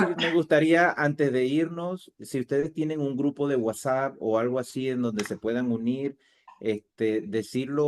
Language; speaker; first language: Spanish; native; Spanish